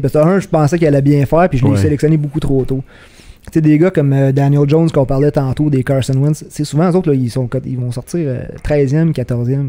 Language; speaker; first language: French; native; French